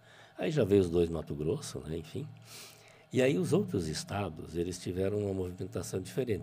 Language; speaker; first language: Portuguese; native; Portuguese